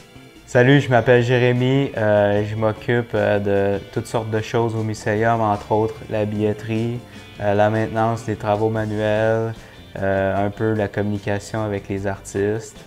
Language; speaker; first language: French; native; French